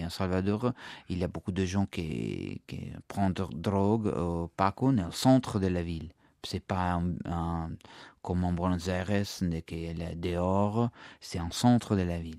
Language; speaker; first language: French; non-native, learner; Italian